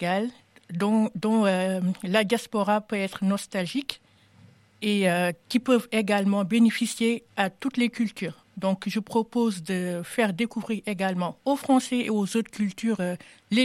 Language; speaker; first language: French; non-native, local second language; Wolof